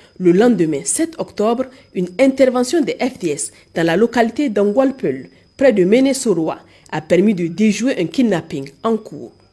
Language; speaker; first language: French; non-native, local second language; Hausa